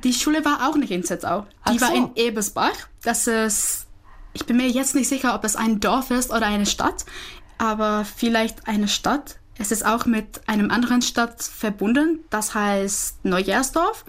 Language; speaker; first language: German; non-native, fluent; Czech